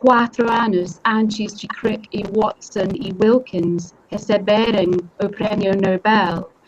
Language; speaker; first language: Portuguese; non-native, fluent; English